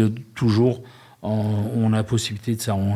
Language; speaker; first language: French; native; French